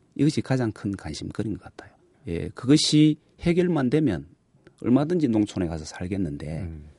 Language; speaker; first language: Korean; native; Korean